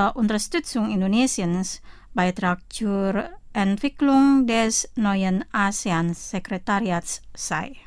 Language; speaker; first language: German; non-native, fluent; Indonesian